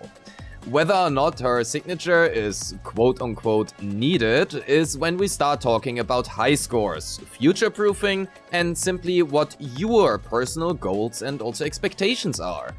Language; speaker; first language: English; non-native, fluent; German